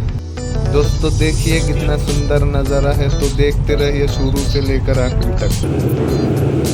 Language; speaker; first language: Hindi; non-native, local second language; Assamese